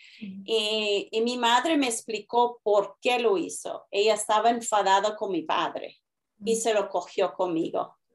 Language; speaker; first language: Spanish; early bilingual, heritage; Spanish